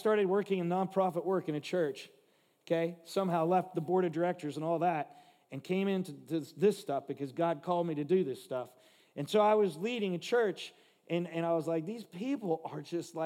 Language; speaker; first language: English; native; English